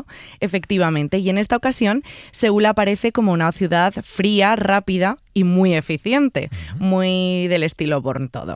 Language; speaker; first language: Spanish; native; Spanish